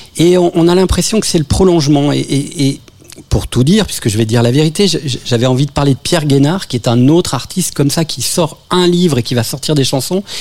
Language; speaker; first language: French; native; French